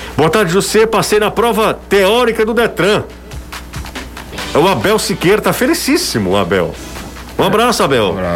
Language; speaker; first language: Portuguese; native; Portuguese